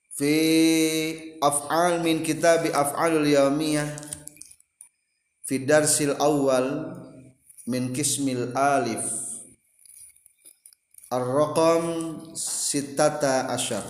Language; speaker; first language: Arabic; non-native, fluent; Sundanese